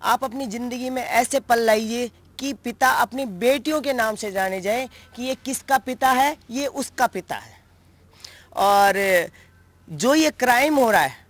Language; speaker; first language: Hindi; native; Hindi